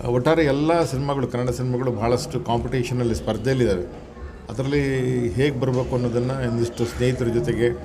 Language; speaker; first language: Kannada; native; Kannada